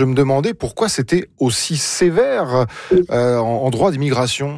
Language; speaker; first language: French; native; French